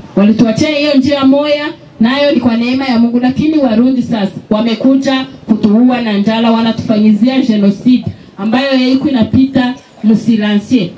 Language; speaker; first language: Swahili; non-native, local second language; Kinyarwanda